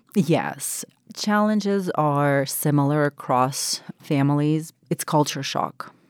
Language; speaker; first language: English; non-native, fluent; Ukrainian